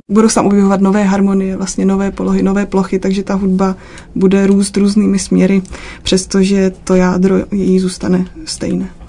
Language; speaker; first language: Czech; native; Czech